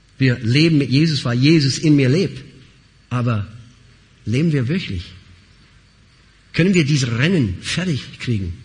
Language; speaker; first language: German; non-native, fluent; English